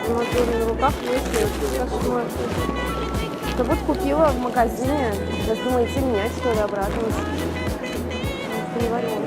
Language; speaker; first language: Russian; non-native, local second language; Tatar